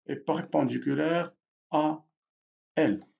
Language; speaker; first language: French; non-native, local second language; Arabic